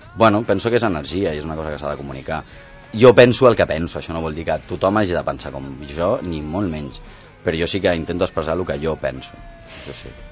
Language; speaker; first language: Catalan; non-native, local second language; Spanish